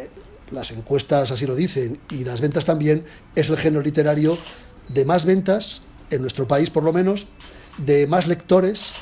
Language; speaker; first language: Spanish; native; Spanish